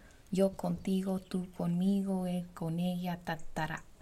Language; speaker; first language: Spanish; early bilingual, heritage; Spanish